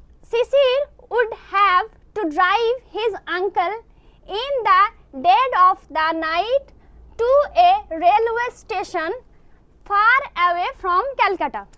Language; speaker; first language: English; non-native, local second language; Bangla